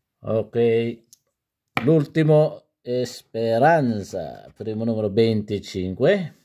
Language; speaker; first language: Italian; non-native, learner; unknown